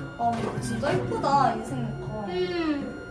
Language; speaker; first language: Korean; non-native, learner; Japanese